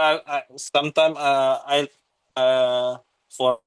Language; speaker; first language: English; non-native, learner; Indonesian